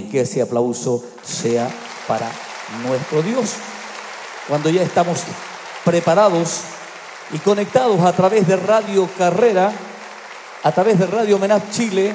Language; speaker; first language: Spanish; native; Spanish